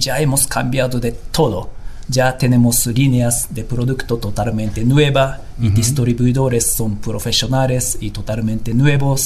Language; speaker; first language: Spanish; non-native, learner; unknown